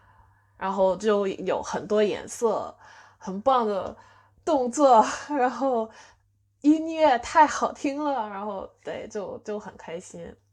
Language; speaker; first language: Chinese; non-native, fluent; English